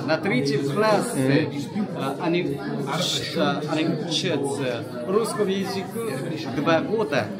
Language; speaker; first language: Russian; non-native, learner; Korean